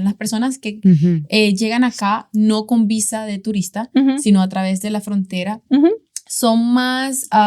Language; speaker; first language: Spanish; native; Spanish